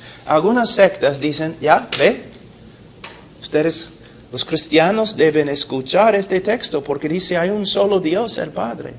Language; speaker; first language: Spanish; non-native, fluent; English